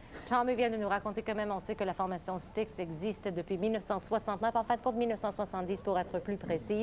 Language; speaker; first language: French; native; French